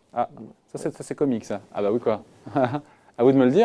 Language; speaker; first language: French; native; French